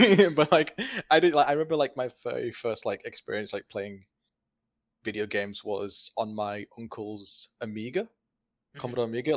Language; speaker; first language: English; native; English